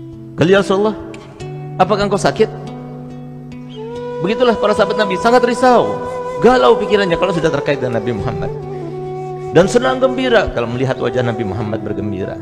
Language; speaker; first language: Indonesian; native; Indonesian